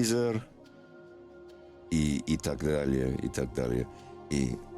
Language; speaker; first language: Russian; non-native, learner; English